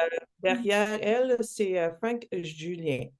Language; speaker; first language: French; non-native, local second language; English